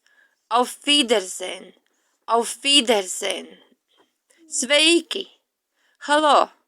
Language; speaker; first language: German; non-native, fluent; Latvian